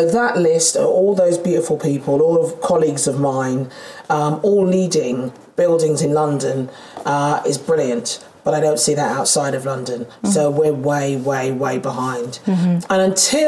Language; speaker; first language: English; native; English